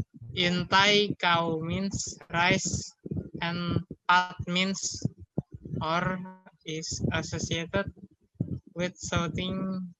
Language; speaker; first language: English; non-native, learner; Indonesian